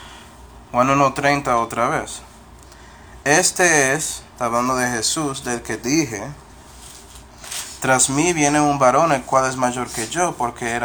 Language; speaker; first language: Spanish; non-native, fluent; English